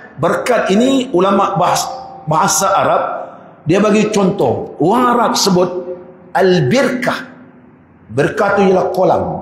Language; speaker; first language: Malay; native; Malay